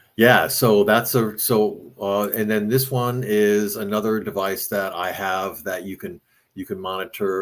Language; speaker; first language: English; native; English